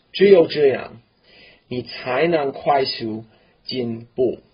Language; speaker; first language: Chinese; non-native, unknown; English